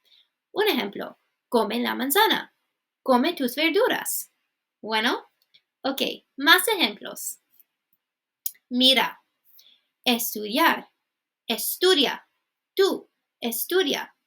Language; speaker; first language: Spanish; non-native, fluent; English